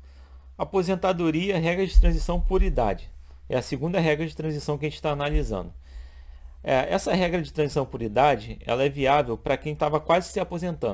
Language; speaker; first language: Portuguese; native; Portuguese